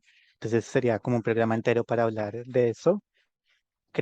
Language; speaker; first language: Spanish; native; Spanish